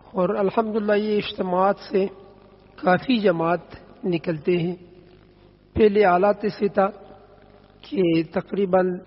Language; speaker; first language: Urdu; non-native, learner; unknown